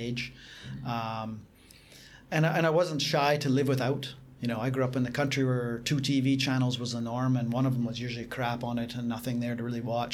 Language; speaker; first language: English; native; English